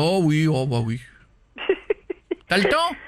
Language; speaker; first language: French; native; French